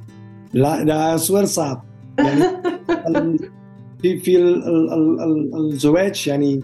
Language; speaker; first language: Arabic; non-native, learner; Dutch